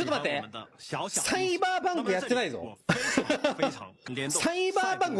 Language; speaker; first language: Japanese; native; Japanese